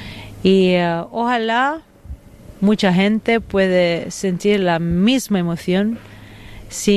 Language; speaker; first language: Spanish; non-native, fluent; Italian